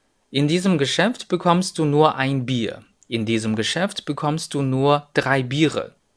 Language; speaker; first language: German; non-native, fluent; Chinese